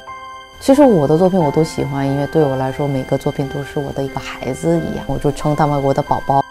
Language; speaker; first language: Chinese; non-native, fluent; Korean